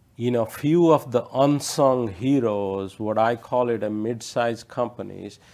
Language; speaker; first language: English; non-native, local second language; Odia